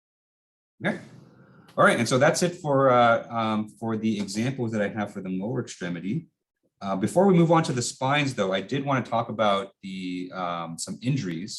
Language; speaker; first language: English; native; English